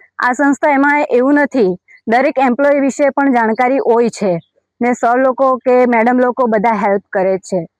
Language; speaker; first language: Gujarati; native; Gujarati